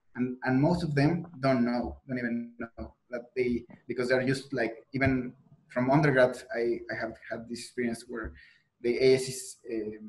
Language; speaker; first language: English; non-native, fluent; Spanish